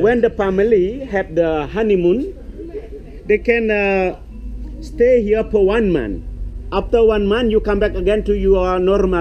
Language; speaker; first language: English; non-native, learner; Balinese